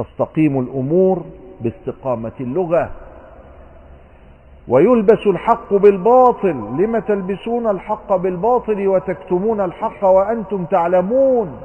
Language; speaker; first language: Arabic; native; Arabic